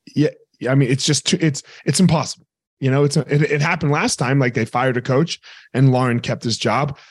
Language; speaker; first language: English; native; English